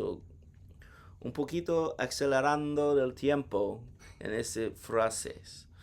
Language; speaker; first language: Spanish; non-native, learner; English